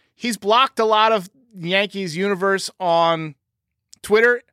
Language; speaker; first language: English; native; English